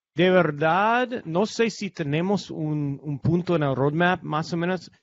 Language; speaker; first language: Spanish; non-native, learner; English